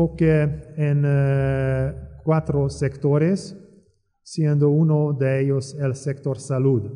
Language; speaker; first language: Spanish; non-native, fluent; Hungarian